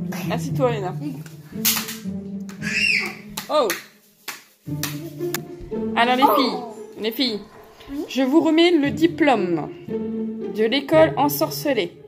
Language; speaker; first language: French; native; French